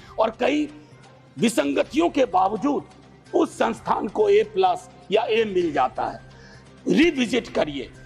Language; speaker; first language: Hindi; native; Hindi